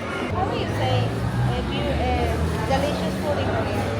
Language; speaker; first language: English; non-native, fluent; Spanish